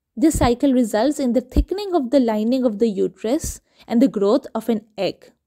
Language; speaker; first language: English; non-native, local second language; Urdu